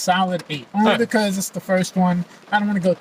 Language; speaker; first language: English; native; English